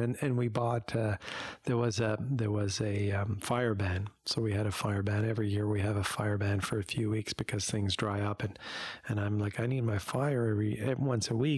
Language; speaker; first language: English; native; English